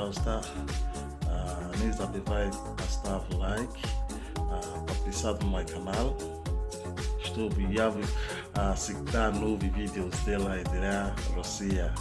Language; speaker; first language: Russian; non-native, learner; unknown